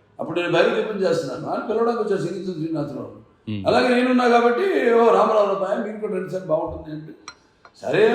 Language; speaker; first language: Telugu; native; Telugu